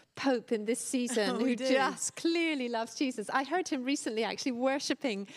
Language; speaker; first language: English; native; English